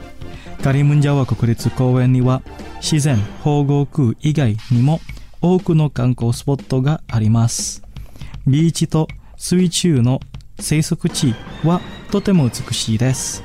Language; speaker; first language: Japanese; non-native, fluent; Indonesian